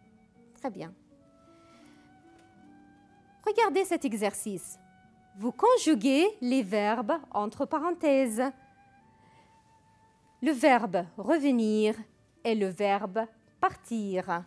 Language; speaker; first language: French; non-native, fluent; Arabic